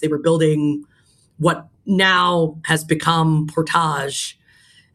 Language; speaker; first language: English; native; English